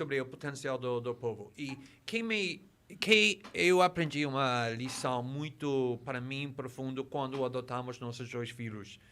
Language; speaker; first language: Portuguese; non-native, fluent; English